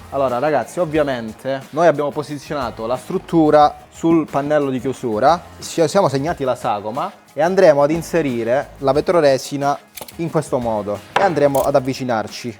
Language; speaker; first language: Italian; native; Italian